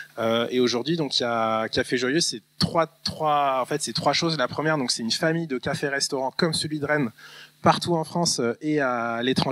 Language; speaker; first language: French; native; French